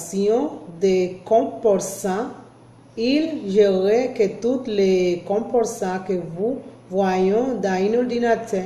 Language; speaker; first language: French; non-native, learner; Spanish